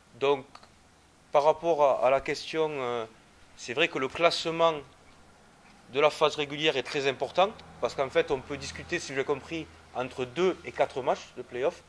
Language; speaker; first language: French; native; French